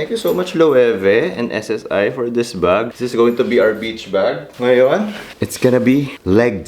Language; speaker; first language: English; non-native, local second language; Filipino